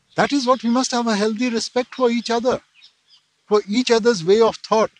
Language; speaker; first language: English; non-native, local second language; Punjabi